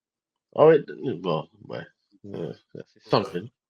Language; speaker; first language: English; native; English